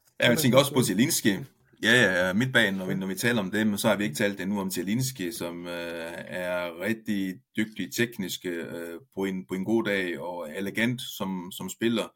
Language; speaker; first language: Danish; non-native, fluent; Italian